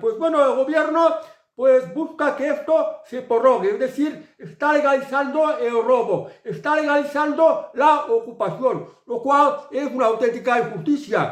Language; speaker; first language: Spanish; native; Spanish